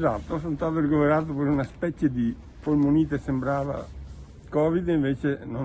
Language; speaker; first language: Italian; native; Italian